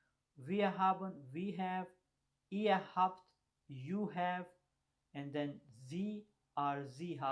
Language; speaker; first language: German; non-native, fluent; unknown